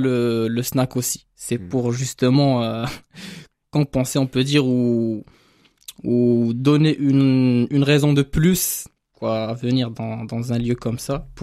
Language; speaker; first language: French; non-native, local second language; Arabic